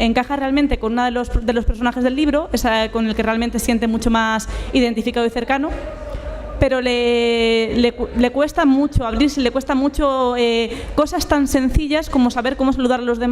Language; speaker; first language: Spanish; native; Spanish